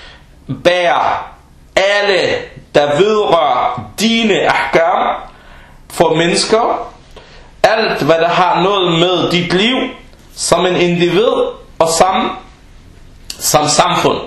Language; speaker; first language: Danish; non-native, fluent; Arabic